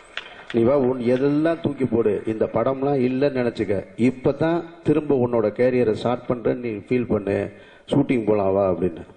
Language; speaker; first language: Tamil; native; Tamil